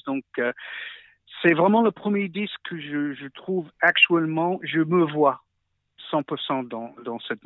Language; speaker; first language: French; non-native, fluent; English